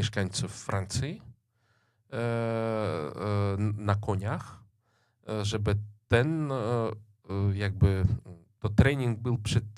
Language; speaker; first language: Polish; non-native, fluent; Russian